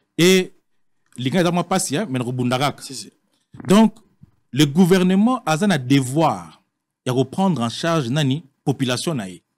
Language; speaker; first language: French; non-native, local second language; Lingala